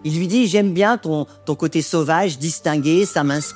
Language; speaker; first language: French; native; French